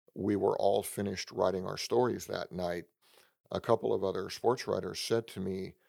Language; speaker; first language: English; native; English